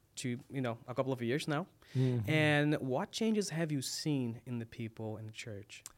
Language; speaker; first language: English; non-native, fluent; Portuguese